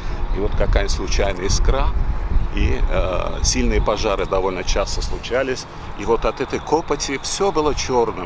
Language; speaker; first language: Russian; native; Russian